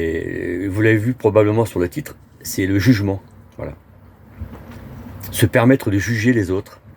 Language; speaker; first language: French; native; French